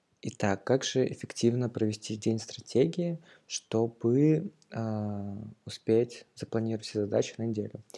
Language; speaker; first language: Russian; native; Russian